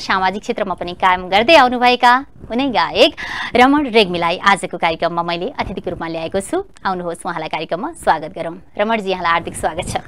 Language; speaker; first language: Nepali; native; Nepali